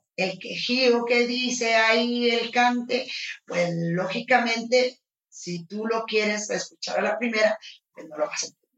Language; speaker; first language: Spanish; native; Spanish